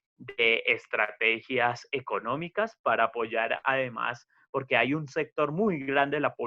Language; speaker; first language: Spanish; native; Spanish